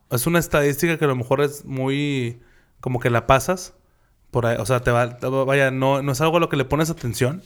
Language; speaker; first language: Spanish; native; Spanish